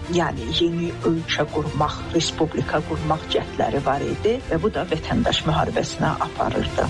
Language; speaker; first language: Azerbaijani; native; Azerbaijani